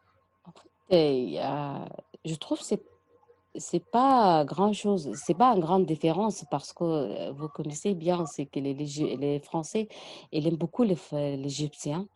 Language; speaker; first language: French; non-native, learner; Arabic